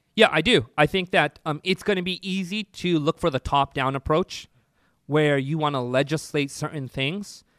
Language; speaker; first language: English; native; English